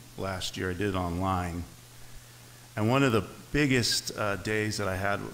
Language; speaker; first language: English; native; English